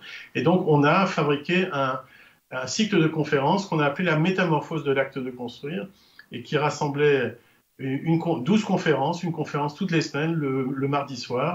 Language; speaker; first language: French; native; French